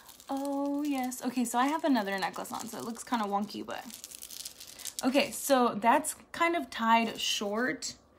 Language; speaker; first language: English; early bilingual, other home language; Spanish